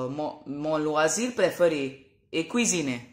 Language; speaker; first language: French; non-native, learner; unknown